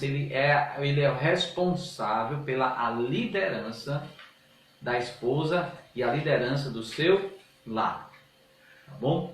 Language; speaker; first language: Portuguese; native; Portuguese